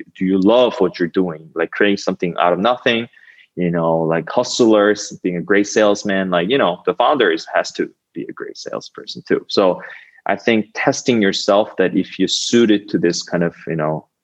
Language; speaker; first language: English; non-native, fluent; Korean